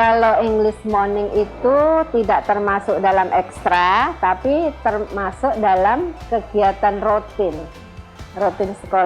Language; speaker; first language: Indonesian; native; Indonesian